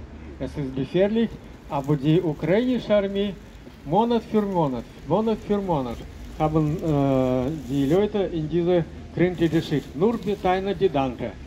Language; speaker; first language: German; non-native, learner; Russian